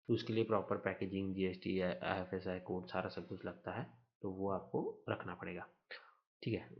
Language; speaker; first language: Hindi; non-native, local second language; Marathi